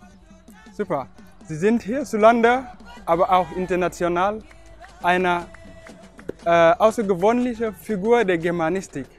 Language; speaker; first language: German; non-native, fluent; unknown